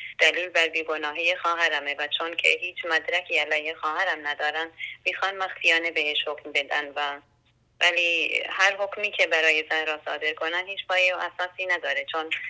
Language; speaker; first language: Persian; non-native, local second language; Central Kurdish